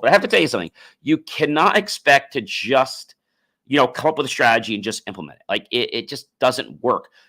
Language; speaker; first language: English; native; English